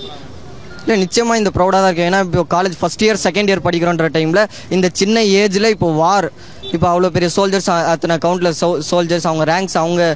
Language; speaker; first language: Tamil; native; Tamil